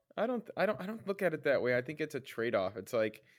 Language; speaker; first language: English; native; English